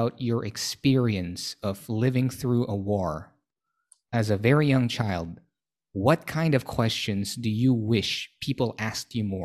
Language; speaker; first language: English; non-native, local second language; Filipino